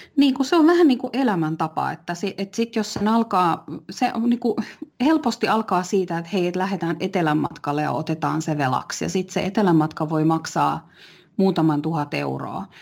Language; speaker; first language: Finnish; native; Finnish